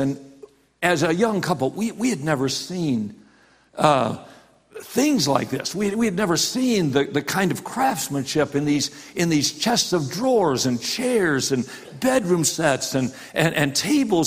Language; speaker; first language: English; native; English